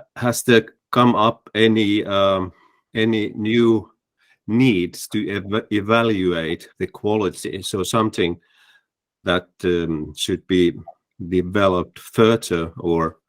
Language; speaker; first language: English; non-native, fluent; Finnish